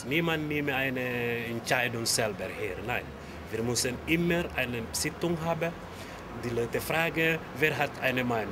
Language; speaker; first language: German; non-native, learner; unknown